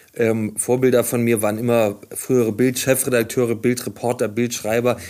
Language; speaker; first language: German; native; German